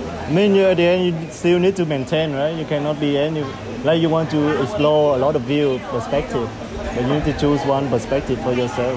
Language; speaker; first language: English; non-native, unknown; Vietnamese